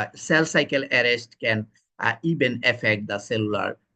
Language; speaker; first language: English; non-native, local second language; Bangla